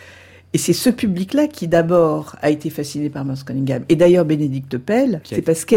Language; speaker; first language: French; native; French